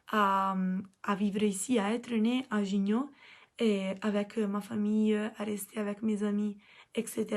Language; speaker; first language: French; non-native, local second language; Italian